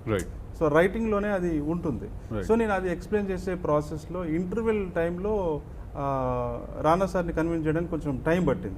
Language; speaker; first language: Telugu; native; Telugu